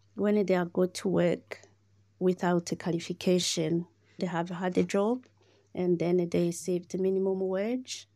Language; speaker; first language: English; non-native, learner; Rundi